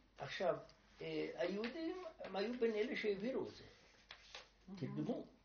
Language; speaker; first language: Hebrew; non-native, fluent; Romanian